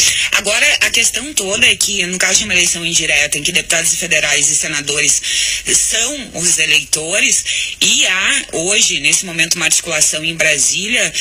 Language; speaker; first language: Portuguese; native; Portuguese